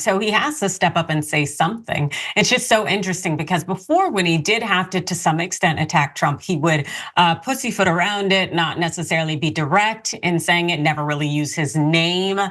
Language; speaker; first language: English; native; English